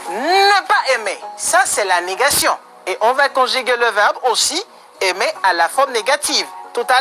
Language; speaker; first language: French; non-native, fluent; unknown